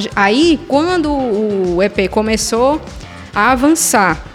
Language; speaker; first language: Portuguese; native; Portuguese